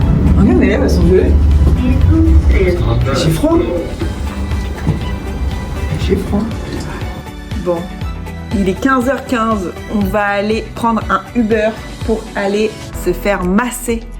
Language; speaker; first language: French; native; French